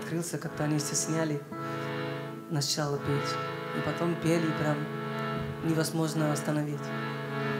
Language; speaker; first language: Russian; non-native, learner; Hindi